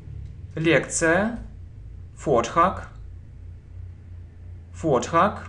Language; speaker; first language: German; non-native, fluent; Russian